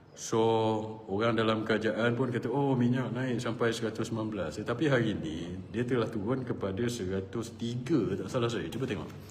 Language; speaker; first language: Malay; native; Malay